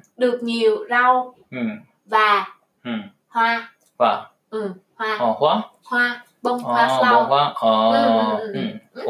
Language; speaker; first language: Vietnamese; non-native, learner; Japanese